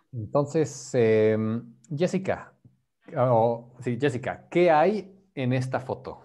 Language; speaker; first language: Spanish; non-native, fluent; English